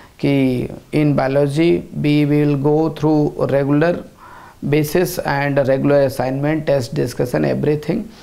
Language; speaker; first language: English; non-native, local second language; Hindi